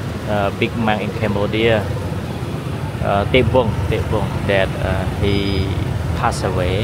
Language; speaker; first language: English; non-native, learner; Khmer